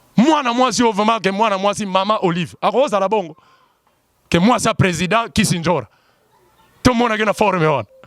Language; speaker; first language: Lingala; non-native, local second language; Kongo